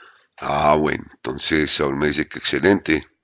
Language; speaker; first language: Spanish; native; Spanish